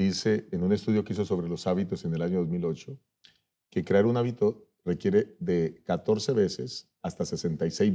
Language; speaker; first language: Spanish; native; Spanish